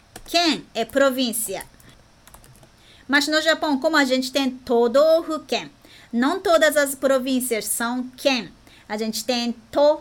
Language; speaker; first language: Portuguese; non-native, fluent; Japanese